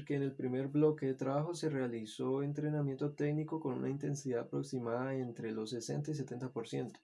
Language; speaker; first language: Spanish; native; Spanish